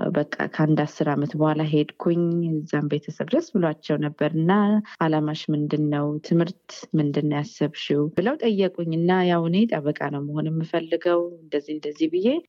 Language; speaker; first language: Amharic; early bilingual, heritage; Amharic